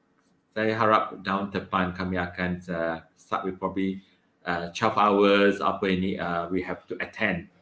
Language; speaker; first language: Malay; non-native, local second language; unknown